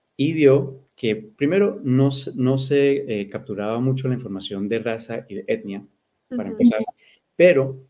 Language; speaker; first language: Spanish; early bilingual, heritage; Spanish